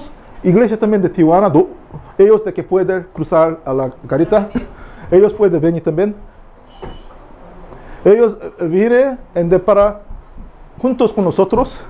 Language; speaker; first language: Spanish; non-native, learner; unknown